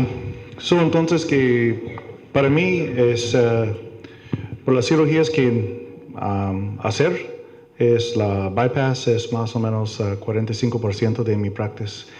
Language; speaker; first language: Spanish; non-native, learner; English